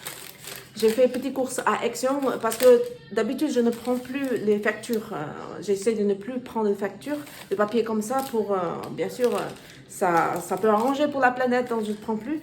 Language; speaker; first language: French; non-native, learner; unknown